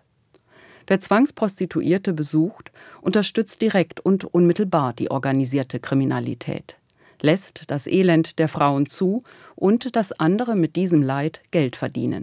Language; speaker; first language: German; native; German